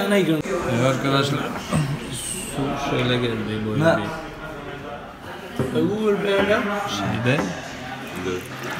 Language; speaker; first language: Turkish; non-native, fluent; Malayalam